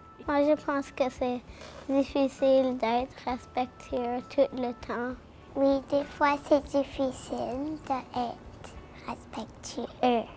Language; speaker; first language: French; non-native, local second language; English